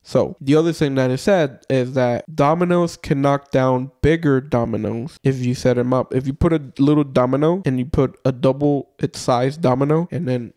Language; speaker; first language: English; early bilingual, other home language; Spanish